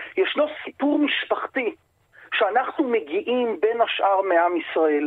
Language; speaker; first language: Hebrew; native; Hebrew